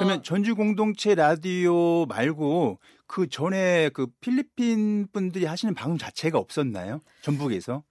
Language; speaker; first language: Korean; native; Korean